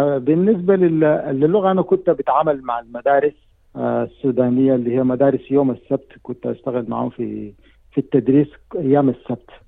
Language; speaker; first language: Arabic; native; Arabic